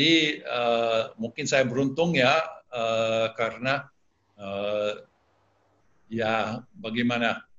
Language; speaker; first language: Indonesian; non-native, fluent; English